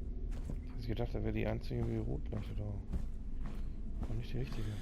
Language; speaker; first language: German; native; German